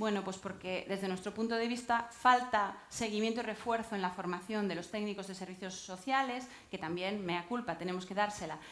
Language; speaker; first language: Spanish; native; Spanish